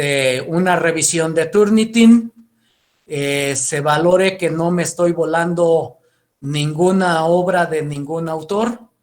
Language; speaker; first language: Spanish; native; Spanish